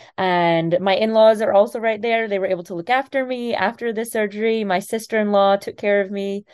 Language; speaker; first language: English; native; English